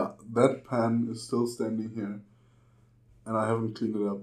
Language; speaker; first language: English; non-native, fluent; German